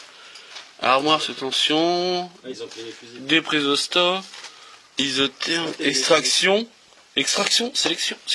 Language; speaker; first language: French; native; French